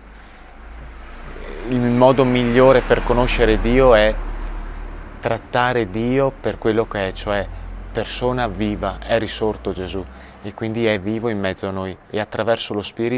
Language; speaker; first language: Italian; native; Italian